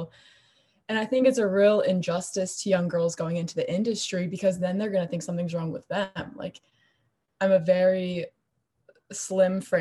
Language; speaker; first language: English; native; English